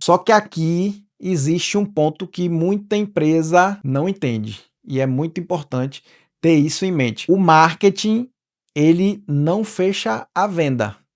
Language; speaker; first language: Portuguese; native; Portuguese